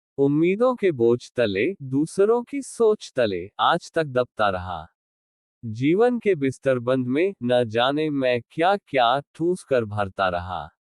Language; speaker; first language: Hindi; non-native, local second language; Marathi